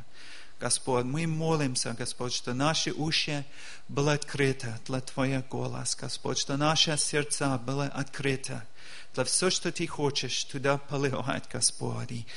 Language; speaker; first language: Russian; non-native, learner; English